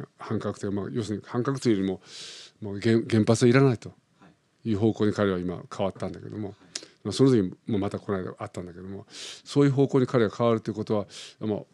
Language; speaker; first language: Japanese; native; Japanese